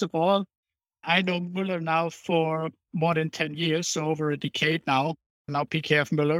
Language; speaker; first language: English; non-native, fluent; German